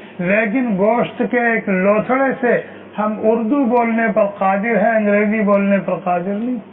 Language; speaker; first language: Urdu; native; Urdu